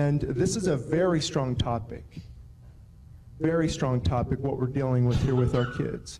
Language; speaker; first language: English; native; English